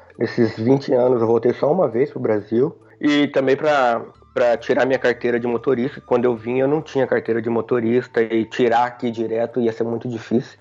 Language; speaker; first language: Portuguese; native; Portuguese